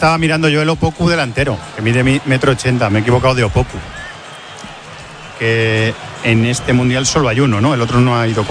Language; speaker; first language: Spanish; native; Spanish